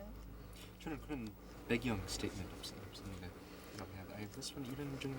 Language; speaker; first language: Korean; non-native, fluent; English